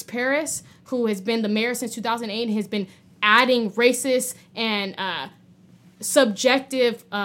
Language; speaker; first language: English; native; English